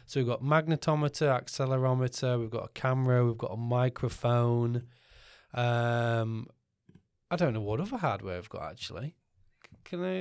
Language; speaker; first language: English; native; English